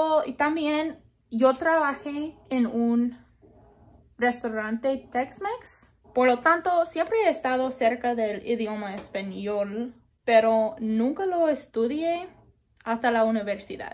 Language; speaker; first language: Spanish; non-native, learner; English